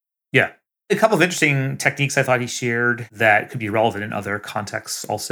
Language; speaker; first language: English; native; English